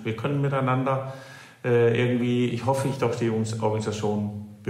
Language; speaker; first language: German; non-native, fluent; Danish